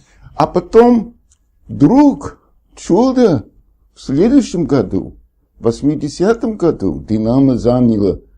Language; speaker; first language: Russian; non-native, fluent; English